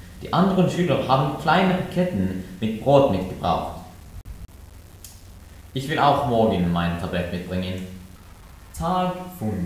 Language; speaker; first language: German; non-native, learner; Norwegian